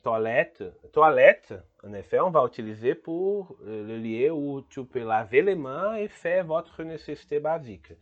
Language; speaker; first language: French; non-native, fluent; Portuguese